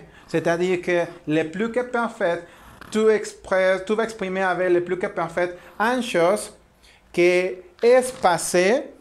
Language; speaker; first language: French; non-native, learner; Spanish